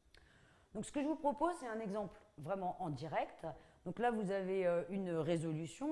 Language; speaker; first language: French; native; French